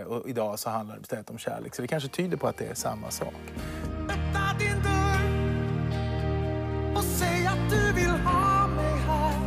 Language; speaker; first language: Swedish; native; Swedish